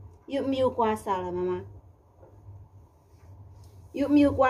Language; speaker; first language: Chinese; non-native, learner; Indonesian